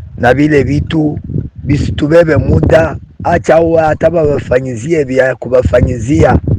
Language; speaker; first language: Swahili; native; Swahili